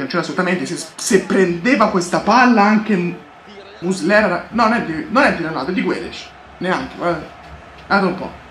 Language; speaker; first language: Italian; native; Italian